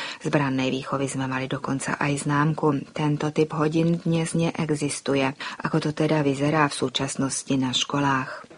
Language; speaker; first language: Slovak; early bilingual, heritage; Slovak